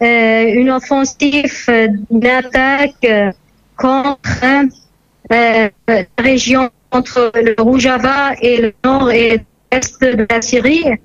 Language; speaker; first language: French; non-native, fluent; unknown